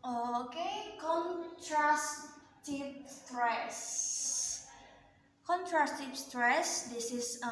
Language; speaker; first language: English; non-native, learner; Indonesian